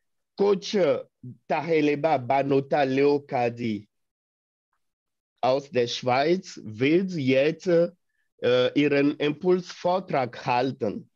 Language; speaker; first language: German; non-native, fluent; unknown